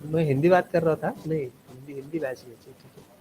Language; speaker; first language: Hindi; non-native, local second language; Marathi